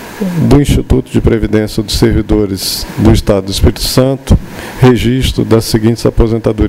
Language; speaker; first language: Portuguese; native; Portuguese